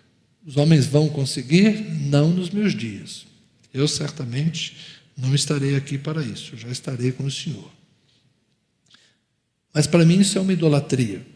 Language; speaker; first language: Portuguese; native; Portuguese